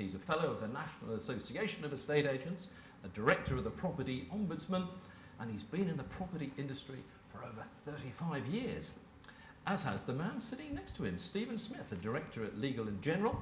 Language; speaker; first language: English; native; English